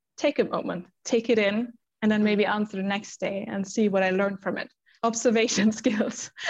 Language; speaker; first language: English; non-native, fluent; German